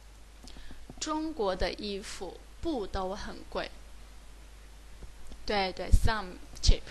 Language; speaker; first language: Chinese; native; Chinese